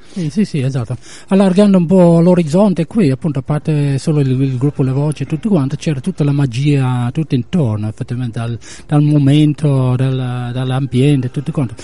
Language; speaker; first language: Italian; non-native, fluent; English